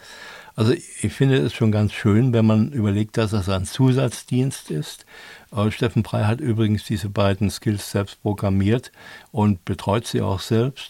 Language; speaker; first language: German; native; German